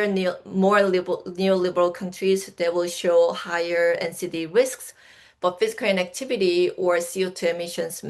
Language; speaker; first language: English; non-native, fluent; Korean